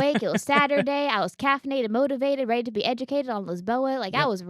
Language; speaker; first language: English; native; English